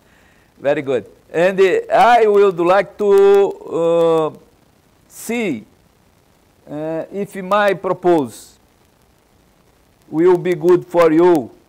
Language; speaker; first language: English; non-native, learner; Portuguese